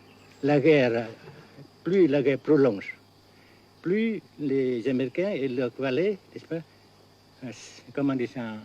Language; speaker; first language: French; non-native, fluent; Vietnamese